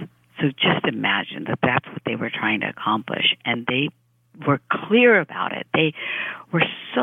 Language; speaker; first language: English; early bilingual, other home language; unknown